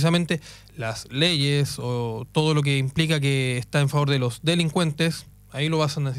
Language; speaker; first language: Spanish; native; Spanish